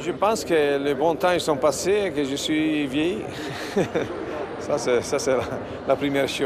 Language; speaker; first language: French; non-native, learner; Italian